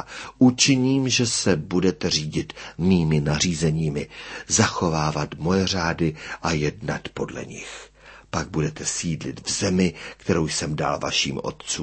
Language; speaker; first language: Czech; native; Czech